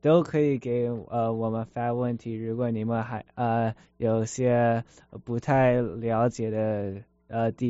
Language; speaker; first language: Chinese; early bilingual, heritage; Chinese